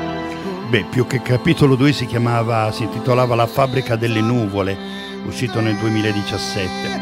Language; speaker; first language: Italian; native; Italian